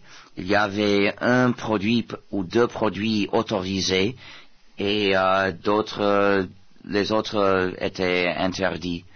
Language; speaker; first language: French; non-native, fluent; English